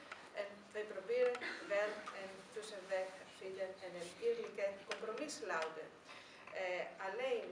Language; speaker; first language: Dutch; non-native, fluent; Greek